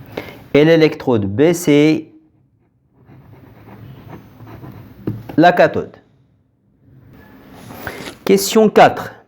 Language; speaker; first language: French; non-native, local second language; Arabic